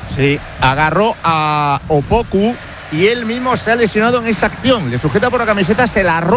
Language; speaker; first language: Spanish; native; Spanish